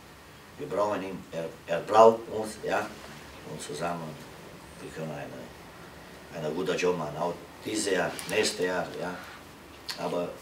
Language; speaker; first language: German; non-native, learner; Romanian